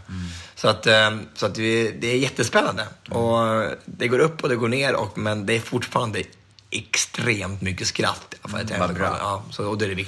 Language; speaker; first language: Swedish; native; Swedish